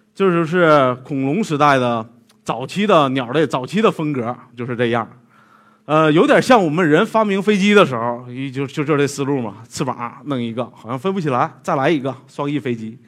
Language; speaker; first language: Chinese; native; Chinese